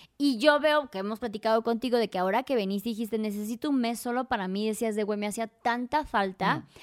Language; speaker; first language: Spanish; native; Spanish